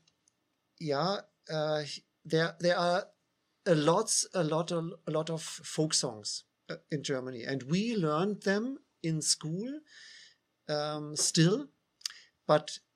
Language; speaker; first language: English; non-native, fluent; German